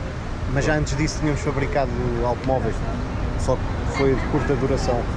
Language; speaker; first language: Portuguese; native; Portuguese